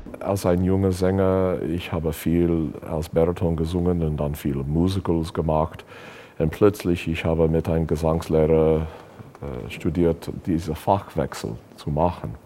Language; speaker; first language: German; non-native, learner; English